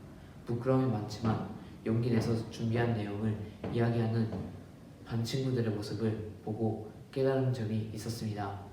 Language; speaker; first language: Korean; early bilingual, other home language; Japanese